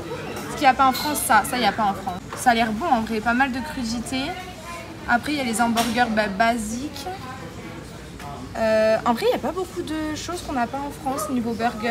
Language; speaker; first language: French; native; French